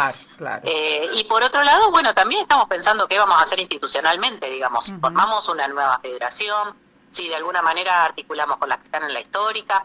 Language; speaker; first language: Spanish; native; Spanish